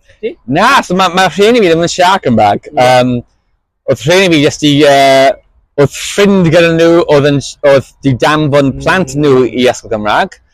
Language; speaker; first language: Welsh; non-native, local second language; English